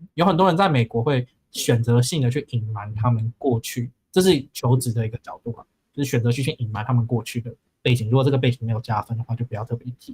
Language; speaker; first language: Chinese; native; Chinese